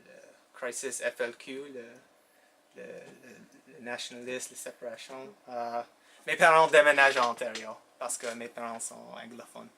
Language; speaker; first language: French; non-native, local second language; English